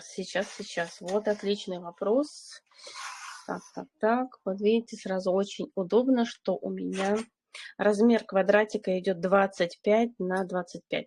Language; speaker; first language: Russian; native; Russian